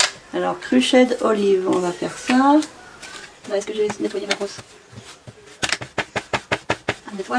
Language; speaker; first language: French; native; French